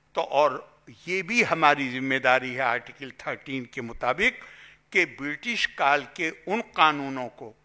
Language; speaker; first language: Hindi; native; Hindi